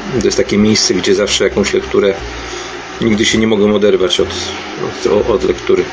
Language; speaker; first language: Polish; native; Polish